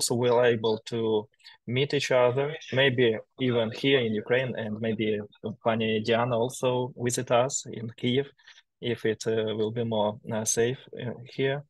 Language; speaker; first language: English; non-native, learner; Ukrainian